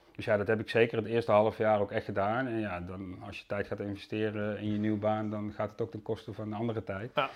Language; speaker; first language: Dutch; native; Dutch